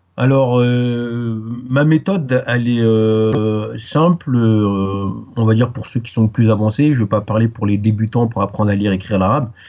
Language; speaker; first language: French; native; French